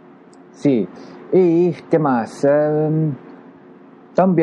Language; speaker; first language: Spanish; non-native, learner; Japanese